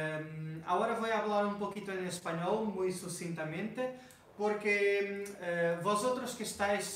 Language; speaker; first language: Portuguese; non-native, fluent; Spanish